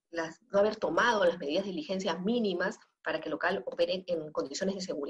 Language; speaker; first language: Spanish; native; Spanish